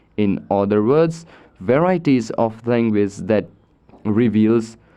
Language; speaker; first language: English; non-native, local second language; Nepali